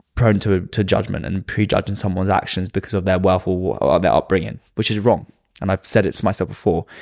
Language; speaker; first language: English; native; English